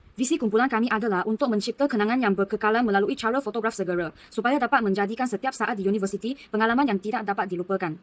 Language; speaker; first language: Malay; non-native, local second language; Chinese